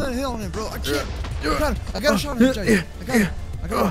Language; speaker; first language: English; native; English